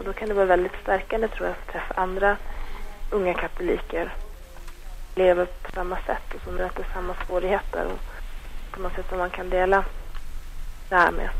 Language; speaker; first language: Swedish; native; Swedish